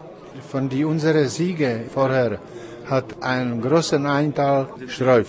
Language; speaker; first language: German; non-native, learner; Czech